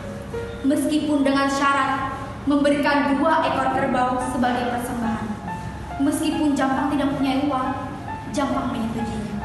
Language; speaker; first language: Indonesian; native; Indonesian